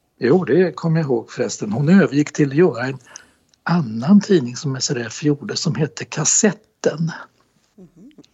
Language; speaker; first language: Swedish; native; Swedish